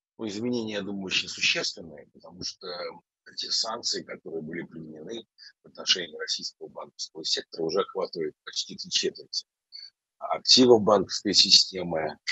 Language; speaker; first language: Russian; native; Russian